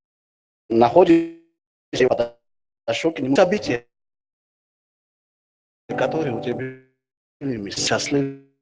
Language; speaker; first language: Russian; non-native, learner; Georgian